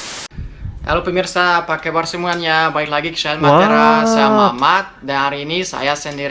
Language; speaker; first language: Indonesian; non-native, fluent; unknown